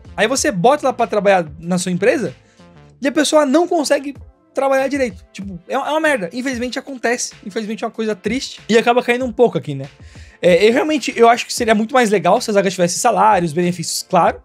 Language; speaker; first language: Portuguese; native; Portuguese